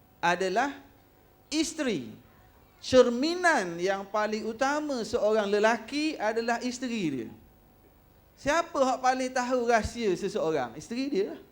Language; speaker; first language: Malay; native; Malay